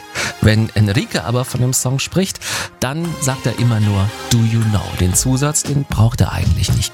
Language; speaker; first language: German; native; German